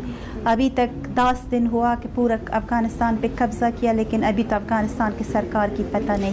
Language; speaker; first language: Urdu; non-native, fluent; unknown